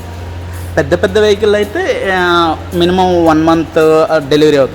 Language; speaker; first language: Telugu; native; Telugu